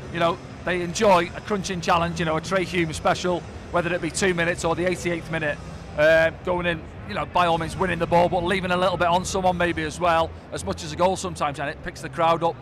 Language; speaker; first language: English; native; English